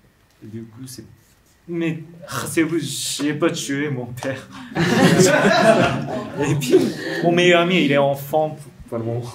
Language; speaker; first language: French; non-native, learner; Japanese